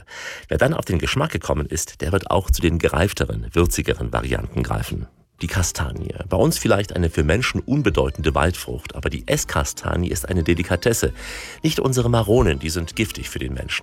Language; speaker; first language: German; native; German